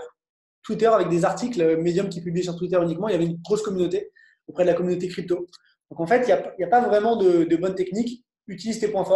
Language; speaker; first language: French; native; French